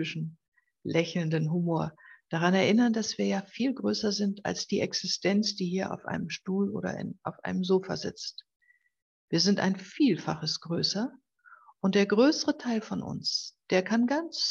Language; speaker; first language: German; native; German